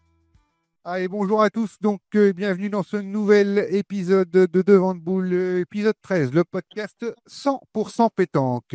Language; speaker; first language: French; native; French